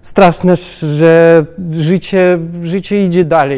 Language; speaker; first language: Polish; non-native, learner; Russian